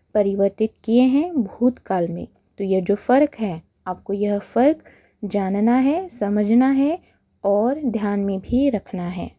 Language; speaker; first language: Hindi; non-native, local second language; Marathi